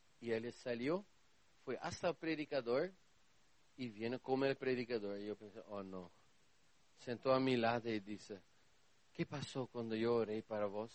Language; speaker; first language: Spanish; non-native, learner; Portuguese